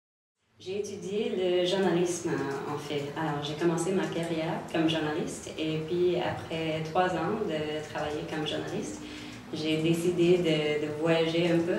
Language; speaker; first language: French; non-native, local second language; English